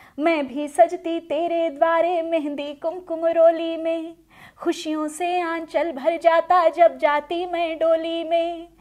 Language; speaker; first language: Hindi; native; Hindi